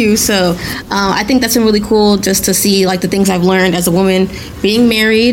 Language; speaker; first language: English; non-native, local second language; Yoruba